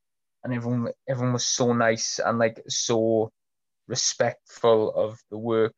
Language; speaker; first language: English; native; English